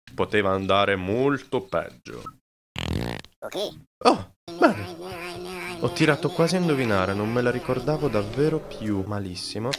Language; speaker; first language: Italian; native; Italian